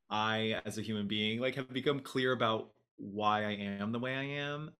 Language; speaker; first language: English; native; English